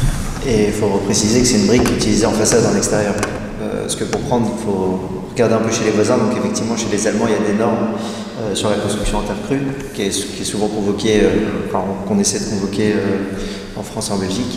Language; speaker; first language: French; native; French